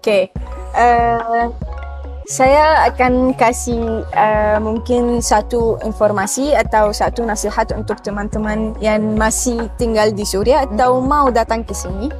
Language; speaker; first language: Indonesian; non-native, learner; Arabic